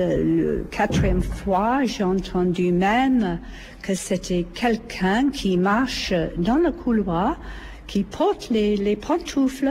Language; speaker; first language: French; non-native, fluent; English